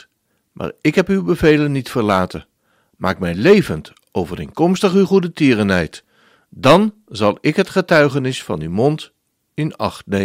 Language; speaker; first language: Dutch; native; Dutch